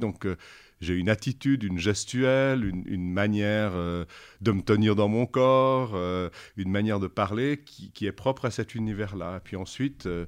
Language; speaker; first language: French; native; French